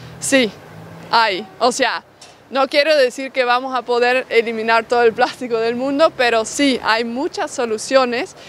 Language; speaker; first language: Spanish; non-native, fluent; Dutch